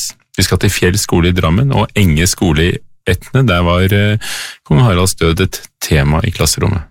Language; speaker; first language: Norwegian; native; Norwegian